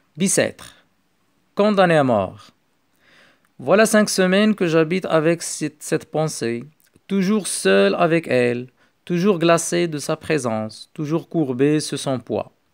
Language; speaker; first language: French; non-native, local second language; Arabic